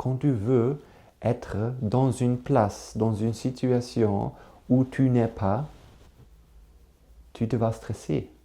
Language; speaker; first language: French; non-native, learner; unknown